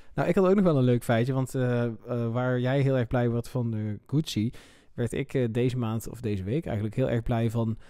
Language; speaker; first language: Dutch; native; Dutch